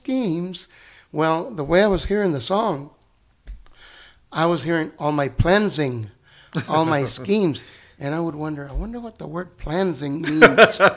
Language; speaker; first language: English; early bilingual, other home language; Spanish